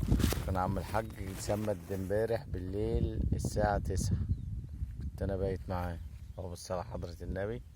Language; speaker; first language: Arabic; native; Arabic